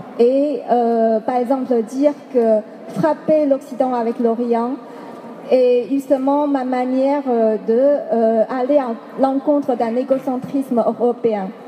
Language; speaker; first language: French; non-native, fluent; Chinese